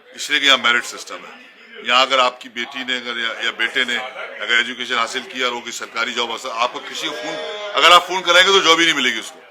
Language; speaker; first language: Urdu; native; Urdu